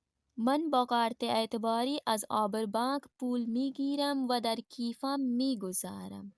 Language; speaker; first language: Persian; non-native, fluent; Urdu